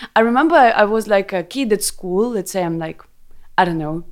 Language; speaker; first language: English; non-native, fluent; Ukrainian